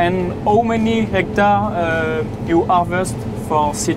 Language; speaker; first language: English; non-native, learner; French